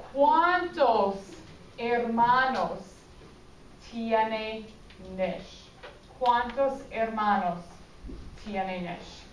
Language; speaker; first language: Spanish; non-native, fluent; English